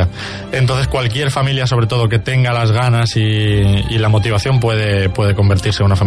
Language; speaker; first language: Spanish; native; Spanish